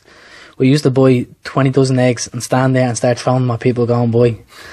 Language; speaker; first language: English; native; English